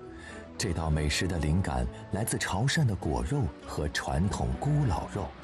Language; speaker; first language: Chinese; native; Chinese